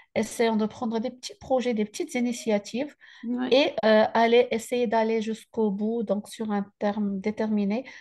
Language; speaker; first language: French; native; French